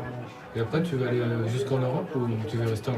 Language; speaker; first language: French; native; French